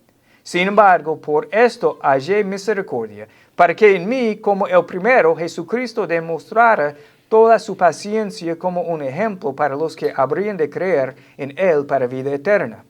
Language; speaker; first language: Spanish; non-native, fluent; English